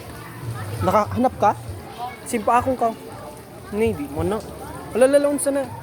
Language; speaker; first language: Filipino; non-native, local second language; Cebuano